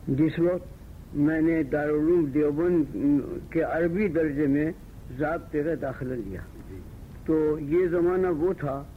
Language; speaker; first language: Urdu; native; Urdu